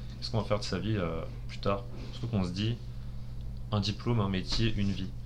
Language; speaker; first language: French; early bilingual, other home language; Spanish